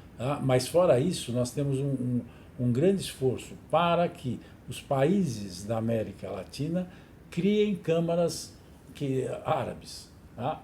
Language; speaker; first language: Portuguese; native; Portuguese